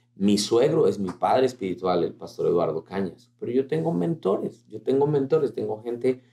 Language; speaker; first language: Spanish; native; Spanish